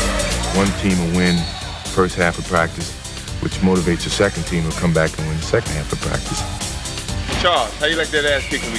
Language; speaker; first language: English; native; English